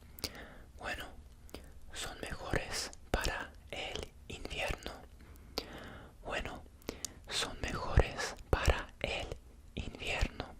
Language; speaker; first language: Spanish; non-native, learner; English